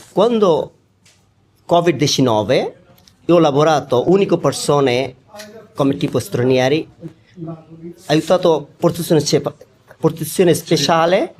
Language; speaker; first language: Italian; non-native, learner; Bangla